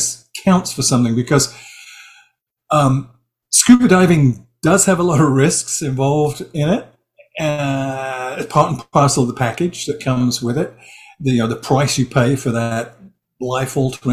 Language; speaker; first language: English; native; English